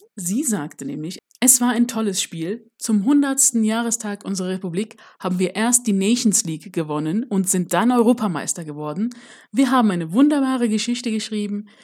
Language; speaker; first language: German; early bilingual, other home language; Turkish